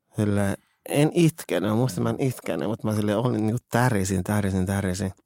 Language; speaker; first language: Finnish; early bilingual, other home language; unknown